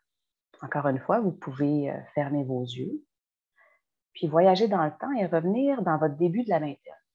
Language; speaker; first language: French; native; French